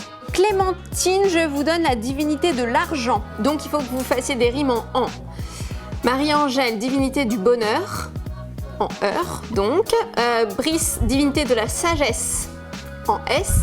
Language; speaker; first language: French; native; French